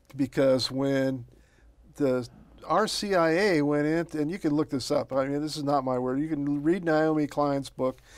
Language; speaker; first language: English; native; English